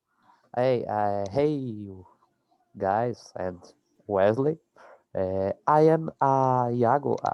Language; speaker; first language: English; non-native, learner; Portuguese